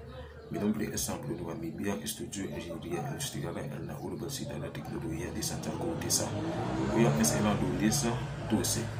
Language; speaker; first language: Spanish; non-native, learner; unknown